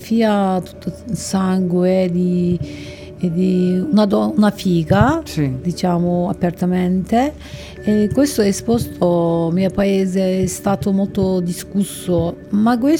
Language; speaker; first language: Italian; non-native, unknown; Turkish